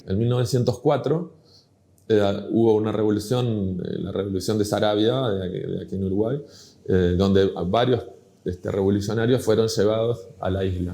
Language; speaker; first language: Spanish; native; Spanish